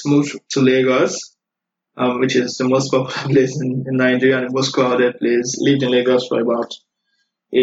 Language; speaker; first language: English; non-native, local second language; Yoruba